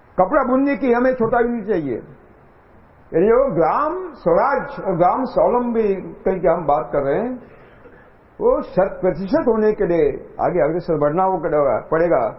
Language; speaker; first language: Hindi; non-native, local second language; Marathi